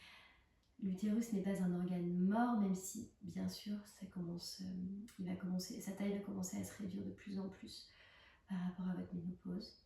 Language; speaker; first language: French; native; French